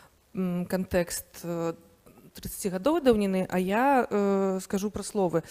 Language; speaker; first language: Polish; non-native, learner; Belarusian